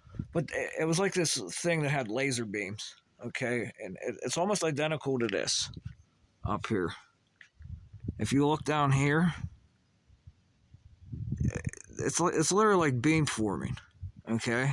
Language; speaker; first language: English; native; English